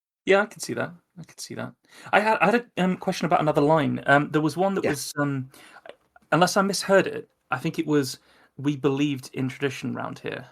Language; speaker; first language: English; native; English